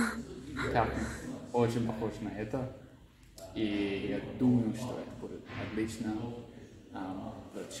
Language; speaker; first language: Russian; non-native, learner; English